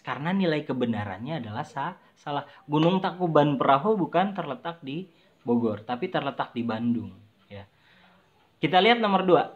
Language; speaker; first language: Indonesian; native; Indonesian